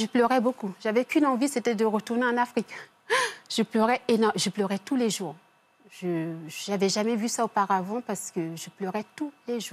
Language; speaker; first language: French; early bilingual, other home language; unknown